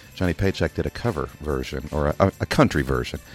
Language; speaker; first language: English; native; English